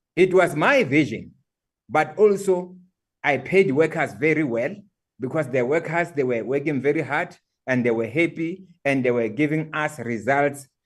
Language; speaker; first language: English; non-native, local second language; Southern Sotho